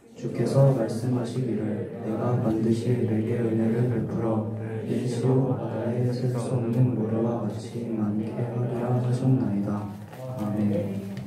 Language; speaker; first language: Korean; native; Korean